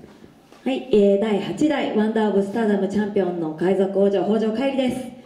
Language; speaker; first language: Japanese; native; Japanese